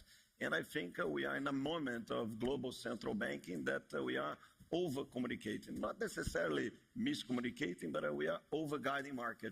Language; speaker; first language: English; non-native, fluent; Portuguese